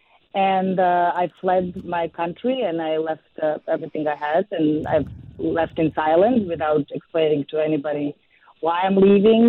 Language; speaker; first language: English; non-native, fluent; Serbian